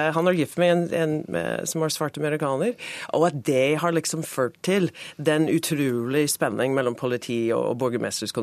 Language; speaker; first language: Norwegian; non-native, fluent; English